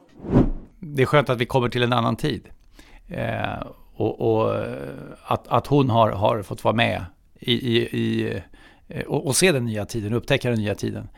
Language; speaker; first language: Swedish; native; Swedish